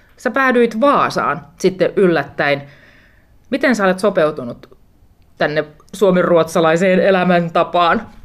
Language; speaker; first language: Finnish; native; Finnish